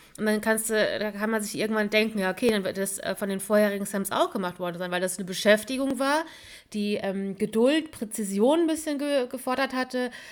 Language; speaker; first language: German; native; German